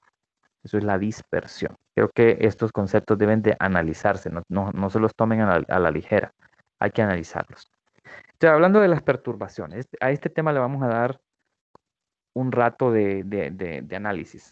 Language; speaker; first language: Spanish; native; Spanish